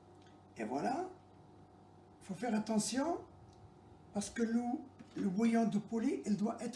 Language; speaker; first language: French; non-native, local second language; Arabic